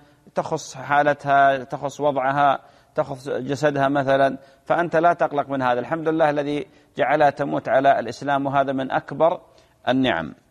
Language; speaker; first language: Arabic; native; Arabic